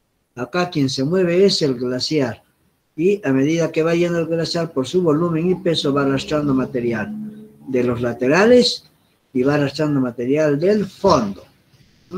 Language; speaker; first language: Spanish; native; Spanish